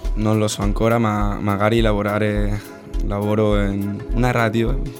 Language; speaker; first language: Italian; non-native, learner; Spanish